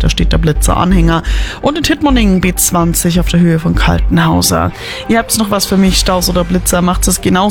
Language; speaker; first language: German; native; German